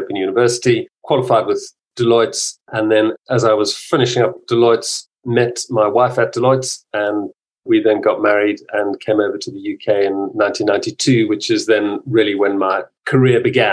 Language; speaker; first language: English; native; English